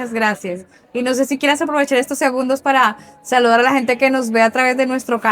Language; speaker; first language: Spanish; native; Spanish